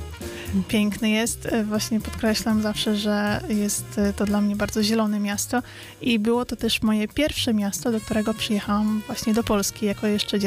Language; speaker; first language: Polish; early bilingual, heritage; Polish